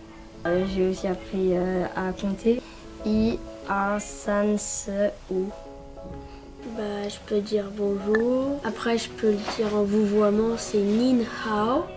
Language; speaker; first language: French; early bilingual, other home language; Cantonese